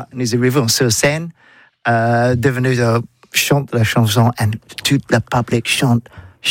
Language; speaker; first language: French; non-native, learner; English